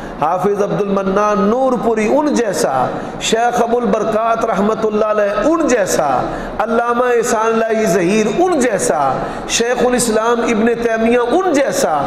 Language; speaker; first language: Urdu; non-native, local second language; Punjabi